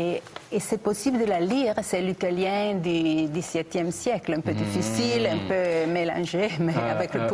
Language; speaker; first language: French; non-native, fluent; Italian